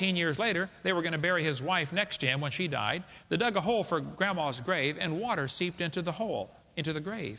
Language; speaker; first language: English; native; English